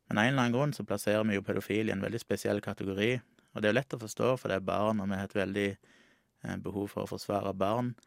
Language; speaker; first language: Norwegian; native; Norwegian